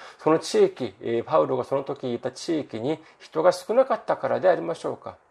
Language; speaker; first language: Japanese; non-native, fluent; Korean